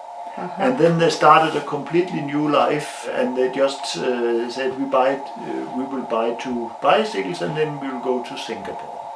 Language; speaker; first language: English; non-native, learner; Danish